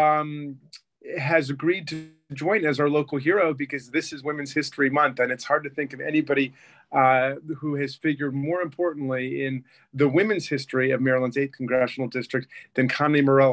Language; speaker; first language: English; native; English